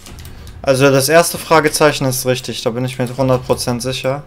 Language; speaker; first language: German; native; German